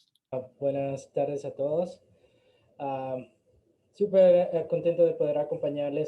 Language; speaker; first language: Spanish; native; Spanish